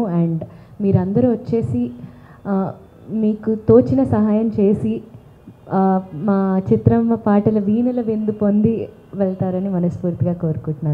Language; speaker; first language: Telugu; native; Telugu